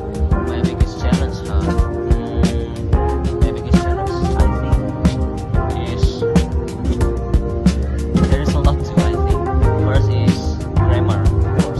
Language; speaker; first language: English; non-native, learner; Indonesian